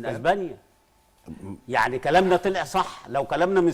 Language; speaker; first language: Arabic; native; Arabic